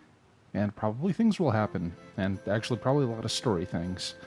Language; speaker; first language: English; native; English